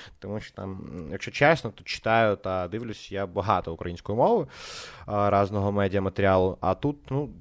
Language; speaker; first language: Ukrainian; non-native, local second language; Russian